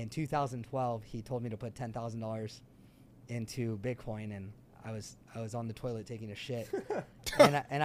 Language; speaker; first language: English; early bilingual, other home language; French